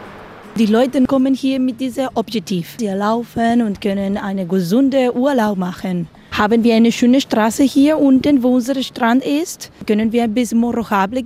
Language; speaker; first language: German; non-native, learner; Spanish